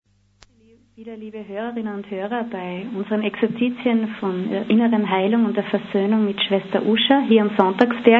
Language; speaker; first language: German; native; German